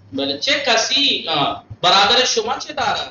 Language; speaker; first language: Persian; non-native, fluent; Urdu